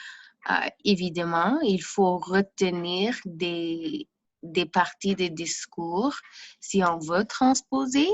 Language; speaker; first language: French; non-native, fluent; English